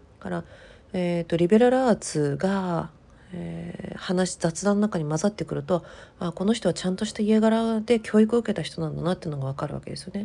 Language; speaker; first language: Japanese; native; Japanese